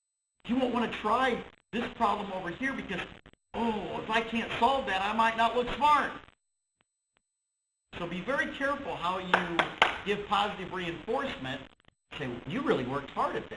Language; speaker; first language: English; native; English